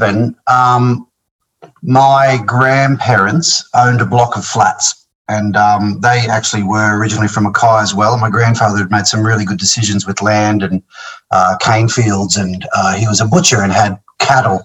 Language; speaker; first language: English; native; English